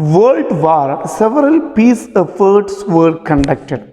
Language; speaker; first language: English; non-native, local second language; Malayalam